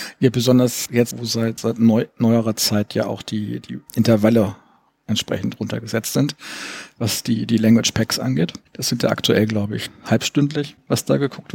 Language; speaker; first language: German; native; German